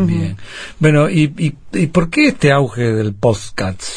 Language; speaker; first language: Spanish; native; Spanish